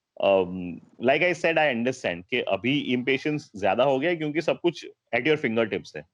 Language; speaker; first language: Hindi; non-native, local second language; Gujarati